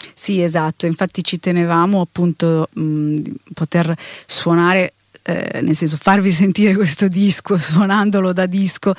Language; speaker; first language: Italian; native; Italian